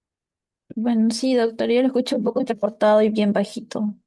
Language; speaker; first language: Spanish; native; Spanish